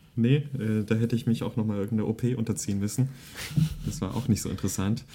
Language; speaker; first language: German; early bilingual, other home language; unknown